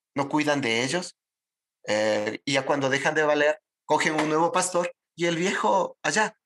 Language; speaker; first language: Spanish; native; Spanish